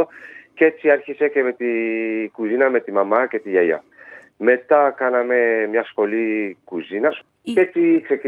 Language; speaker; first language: Greek; early bilingual, heritage; Greek